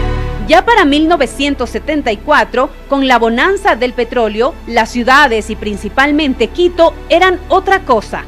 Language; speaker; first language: Spanish; native; Spanish